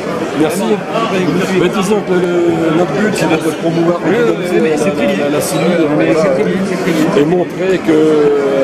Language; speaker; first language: French; native; French